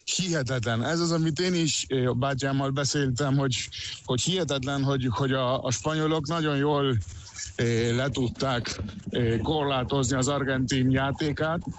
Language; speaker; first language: Hungarian; early bilingual, heritage; Hungarian